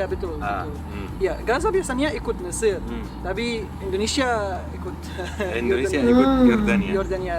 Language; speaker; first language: Indonesian; non-native, fluent; Arabic